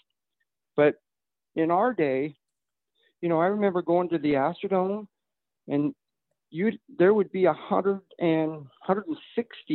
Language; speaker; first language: English; native; English